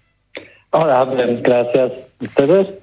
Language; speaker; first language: Spanish; non-native, learner; Polish